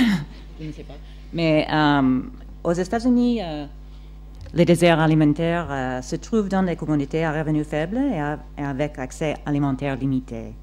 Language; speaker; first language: French; non-native, fluent; English